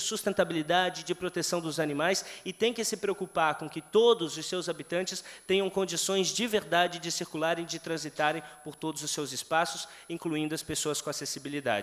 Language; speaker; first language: Portuguese; native; Portuguese